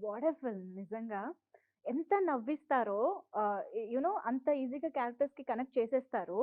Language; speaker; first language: Telugu; native; Telugu